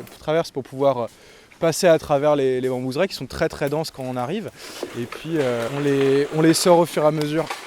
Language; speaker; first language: French; native; French